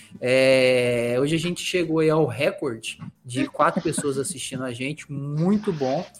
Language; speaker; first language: Portuguese; native; Portuguese